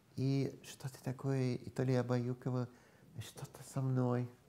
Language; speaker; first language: Russian; non-native, fluent; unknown